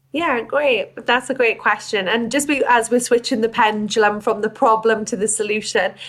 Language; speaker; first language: English; native; English